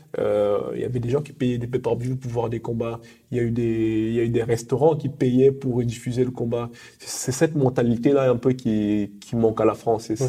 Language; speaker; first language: French; early bilingual, other home language; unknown